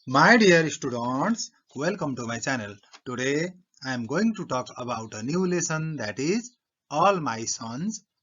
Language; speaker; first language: English; non-native, local second language; Nepali